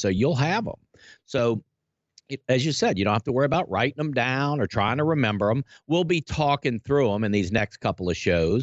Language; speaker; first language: English; native; English